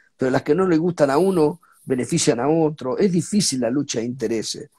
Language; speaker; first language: Spanish; native; Spanish